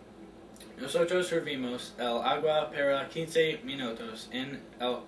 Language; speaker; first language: Spanish; non-native, learner; English